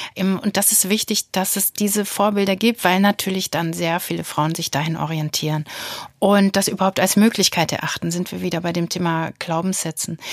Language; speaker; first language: German; native; German